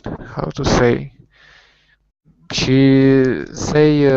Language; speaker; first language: English; non-native, learner; Russian